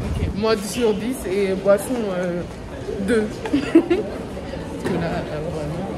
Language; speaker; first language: French; native; French